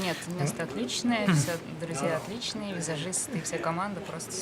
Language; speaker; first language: Russian; native; Russian